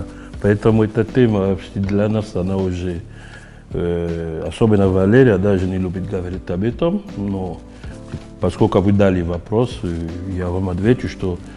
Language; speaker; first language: Russian; non-native, fluent; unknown